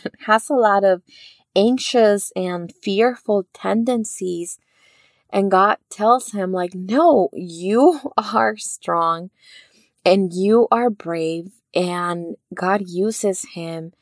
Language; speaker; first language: English; early bilingual, other home language; Spanish